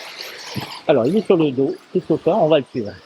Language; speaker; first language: French; native; French